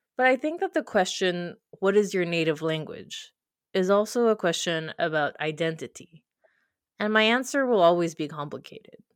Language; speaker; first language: English; early bilingual, other home language; French